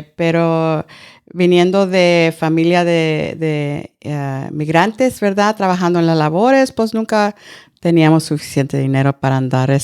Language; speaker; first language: Spanish; early bilingual, heritage; Spanish